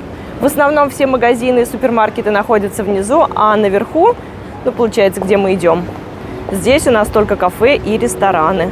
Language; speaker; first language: Russian; native; Russian